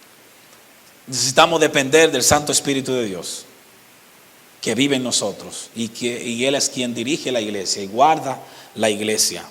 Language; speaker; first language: Spanish; native; Spanish